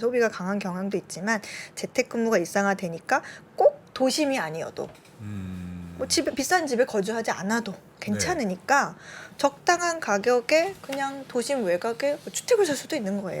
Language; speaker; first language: Korean; native; Korean